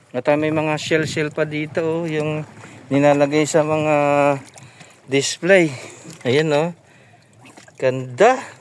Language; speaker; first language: Filipino; non-native, local second language; Pampanga